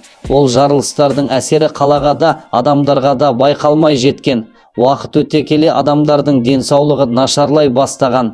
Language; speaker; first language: Kazakh; native; Kazakh